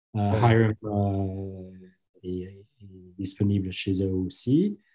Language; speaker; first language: French; non-native, fluent; English